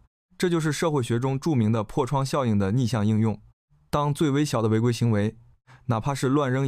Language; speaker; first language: Chinese; native; Chinese